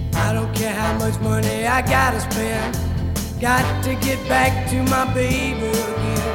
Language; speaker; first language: French; native; French